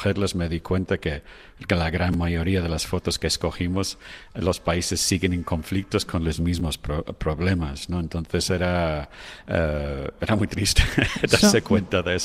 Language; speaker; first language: Spanish; non-native, fluent; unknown